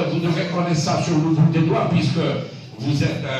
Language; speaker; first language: French; non-native, local second language; Arabic